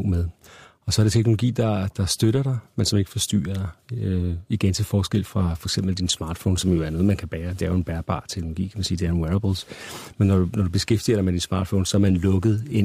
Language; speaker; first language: Danish; native; Danish